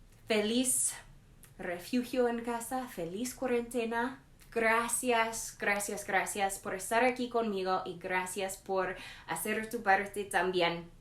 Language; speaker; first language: Spanish; non-native, learner; English